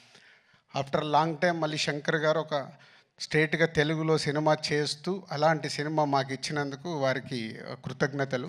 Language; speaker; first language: Telugu; native; Telugu